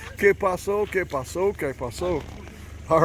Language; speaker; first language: Spanish; non-native, learner; English